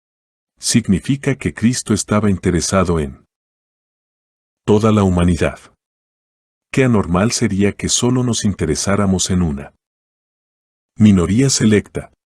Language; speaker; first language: Spanish; native; Spanish